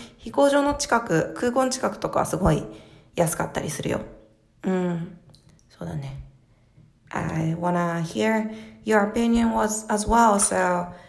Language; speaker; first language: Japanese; early bilingual, heritage; Japanese